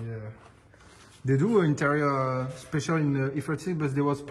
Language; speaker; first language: English; non-native, learner; French